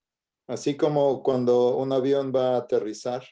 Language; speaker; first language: Spanish; native; Spanish